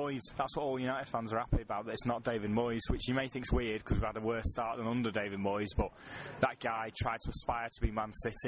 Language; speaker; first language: English; native; English